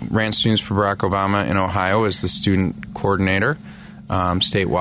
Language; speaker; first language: English; native; English